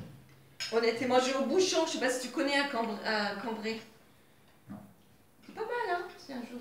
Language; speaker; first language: French; native; French